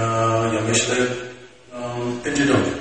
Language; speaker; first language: Polish; non-native, learner; English